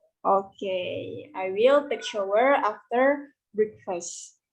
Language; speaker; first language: English; non-native, fluent; Indonesian